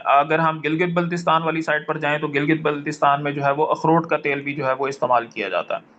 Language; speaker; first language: Urdu; non-native, local second language; Punjabi